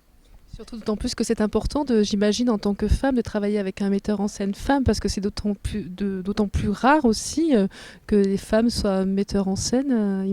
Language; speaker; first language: French; native; French